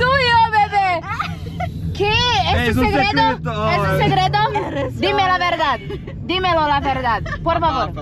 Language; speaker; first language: Spanish; non-native, learner; Portuguese